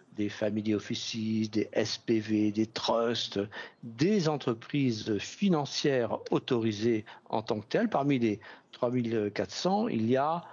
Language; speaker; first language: French; native; French